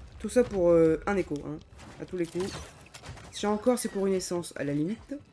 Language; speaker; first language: French; native; French